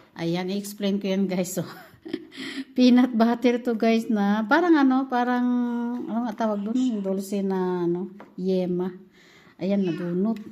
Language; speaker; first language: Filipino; non-native, local second language; Cebuano